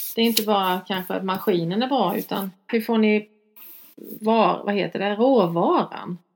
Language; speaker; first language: Swedish; native; Swedish